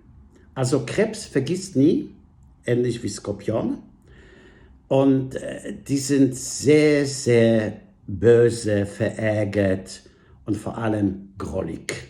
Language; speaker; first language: German; non-native, fluent; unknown